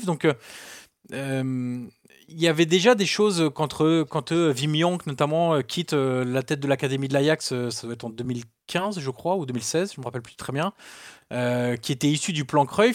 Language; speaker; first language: French; native; French